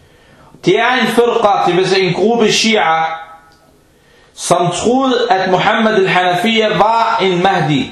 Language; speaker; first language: Danish; early bilingual, other home language; Arabic